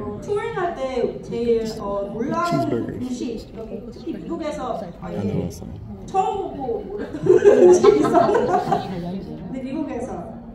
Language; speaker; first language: Korean; early bilingual, heritage; English